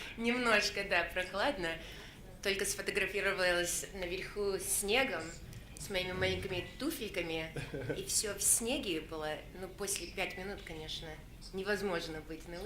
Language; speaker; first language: Russian; early bilingual, heritage; Russian